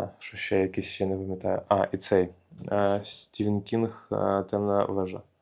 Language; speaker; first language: Ukrainian; native; Ukrainian